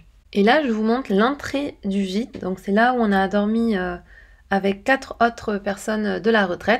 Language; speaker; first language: French; native; French